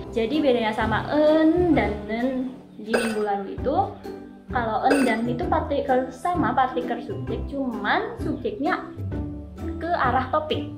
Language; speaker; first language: Indonesian; native; Indonesian